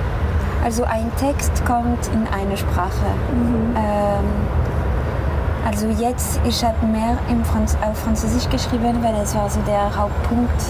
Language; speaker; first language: German; non-native, fluent; French